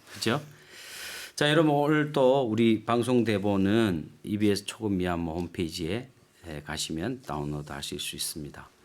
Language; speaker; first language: Korean; native; Korean